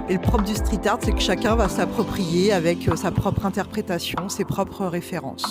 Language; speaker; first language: French; native; French